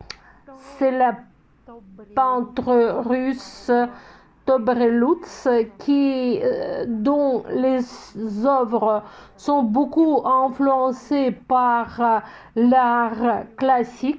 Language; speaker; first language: French; non-native, fluent; Russian